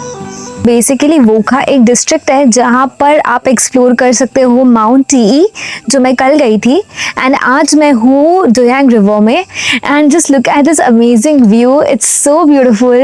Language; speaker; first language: Hindi; native; Hindi